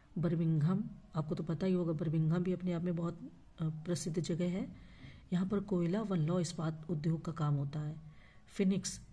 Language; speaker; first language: Hindi; native; Hindi